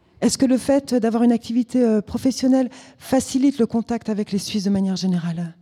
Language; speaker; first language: French; native; French